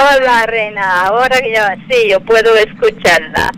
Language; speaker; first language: Spanish; non-native, fluent; English